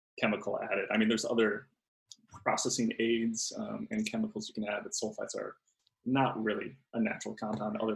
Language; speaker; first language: English; native; English